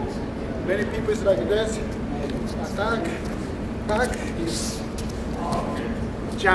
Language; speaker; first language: English; non-native, learner; Spanish